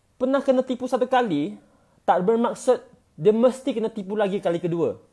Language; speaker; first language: Malay; non-native, local second language; Chinese